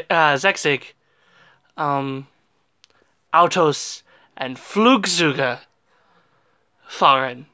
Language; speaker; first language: German; non-native, learner; English